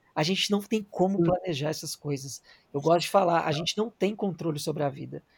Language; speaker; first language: Portuguese; native; Portuguese